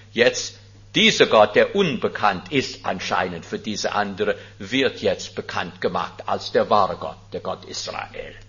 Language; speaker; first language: German; non-native, fluent; English